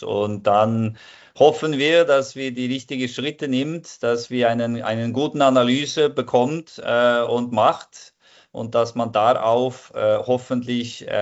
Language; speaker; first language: German; non-native, fluent; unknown